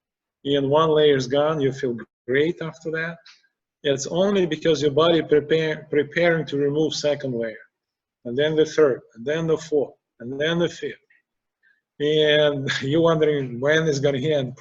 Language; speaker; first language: English; non-native, fluent; Russian